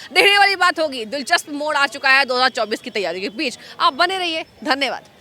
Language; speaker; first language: Hindi; native; Hindi